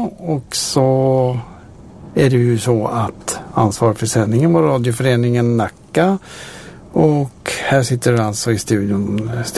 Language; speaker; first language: Swedish; native; Swedish